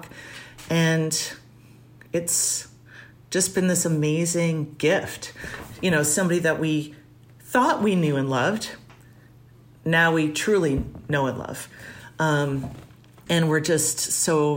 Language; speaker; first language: English; native; English